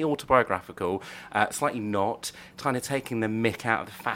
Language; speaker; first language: English; native; English